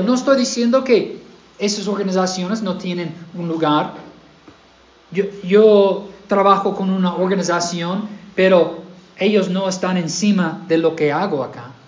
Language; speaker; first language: Spanish; non-native, fluent; English